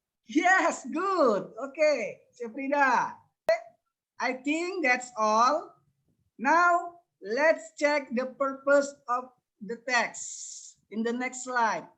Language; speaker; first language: English; non-native, learner; Indonesian